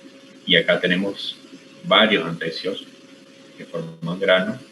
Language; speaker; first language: Spanish; native; Spanish